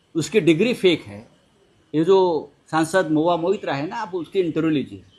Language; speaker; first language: Hindi; non-native, local second language; Marathi